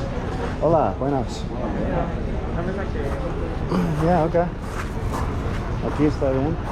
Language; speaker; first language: Spanish; non-native, learner; English